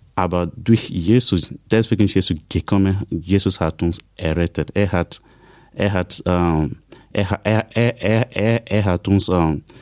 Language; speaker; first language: German; non-native, fluent; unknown